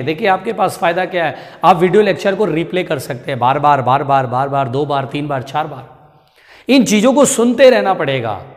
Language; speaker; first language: Hindi; native; Hindi